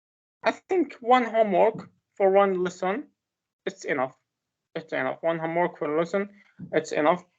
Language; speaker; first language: English; non-native, learner; Arabic